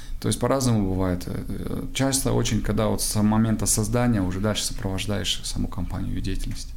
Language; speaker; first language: Russian; non-native, local second language; Tajik